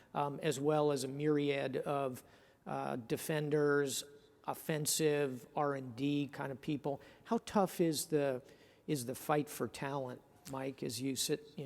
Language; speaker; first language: English; native; English